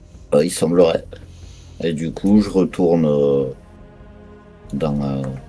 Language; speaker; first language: French; native; French